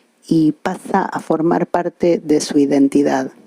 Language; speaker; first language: Spanish; native; Spanish